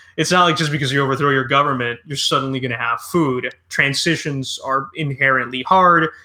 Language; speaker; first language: English; early bilingual, other home language; Spanish